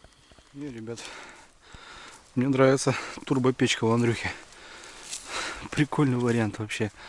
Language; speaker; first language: Russian; native; Russian